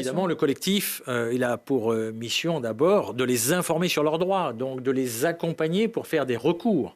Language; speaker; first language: French; native; French